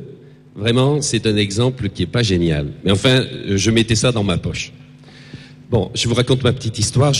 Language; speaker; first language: French; native; French